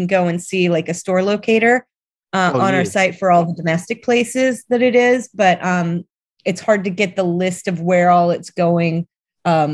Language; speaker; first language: English; native; English